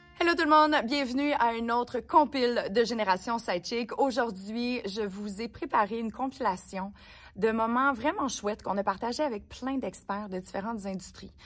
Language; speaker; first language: French; native; French